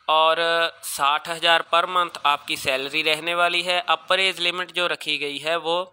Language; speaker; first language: Hindi; non-native, local second language; Punjabi